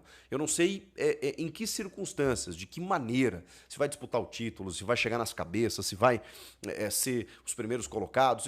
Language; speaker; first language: Portuguese; native; Portuguese